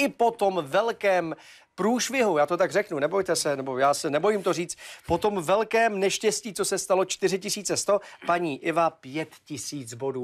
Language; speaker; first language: Czech; native; Czech